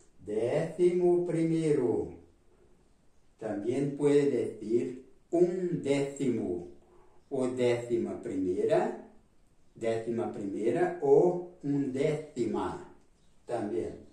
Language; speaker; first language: Spanish; non-native, fluent; Portuguese